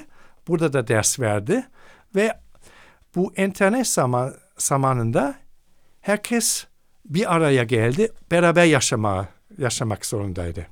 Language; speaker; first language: Turkish; non-native, fluent; German